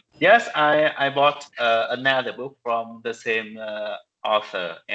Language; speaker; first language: English; non-native, learner; Vietnamese